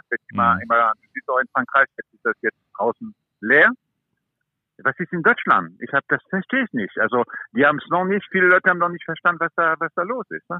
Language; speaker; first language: German; non-native, fluent; French